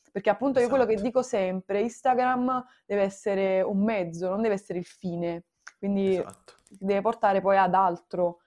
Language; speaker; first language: Italian; native; Italian